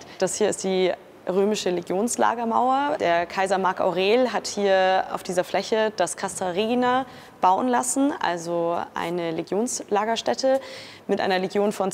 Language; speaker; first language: German; native; German